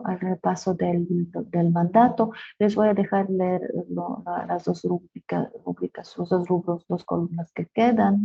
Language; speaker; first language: Spanish; non-native, fluent; French